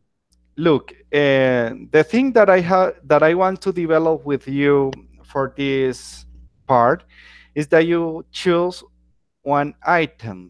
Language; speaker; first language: English; non-native, fluent; Spanish